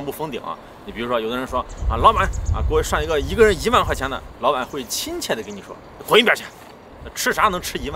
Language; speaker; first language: Chinese; native; Chinese